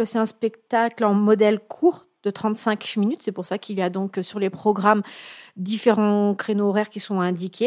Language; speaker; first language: French; native; French